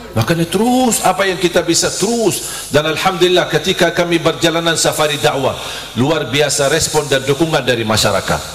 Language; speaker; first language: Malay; non-native, fluent; Arabic